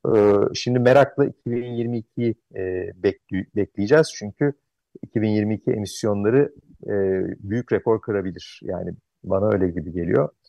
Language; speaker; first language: Turkish; native; Turkish